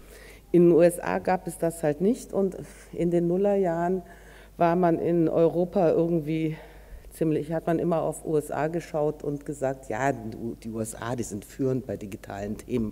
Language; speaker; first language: German; native; German